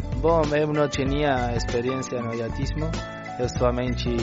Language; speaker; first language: Portuguese; non-native, learner; Spanish